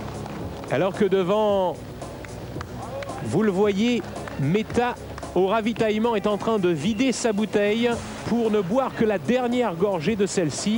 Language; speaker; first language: French; native; French